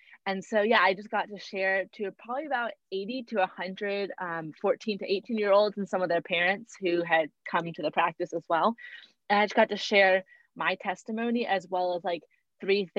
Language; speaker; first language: English; native; English